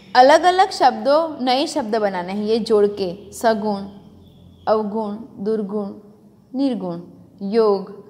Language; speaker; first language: Hindi; non-native, local second language; Gujarati